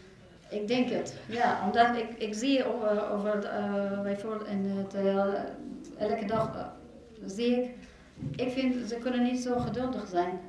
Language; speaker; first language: Dutch; non-native, learner; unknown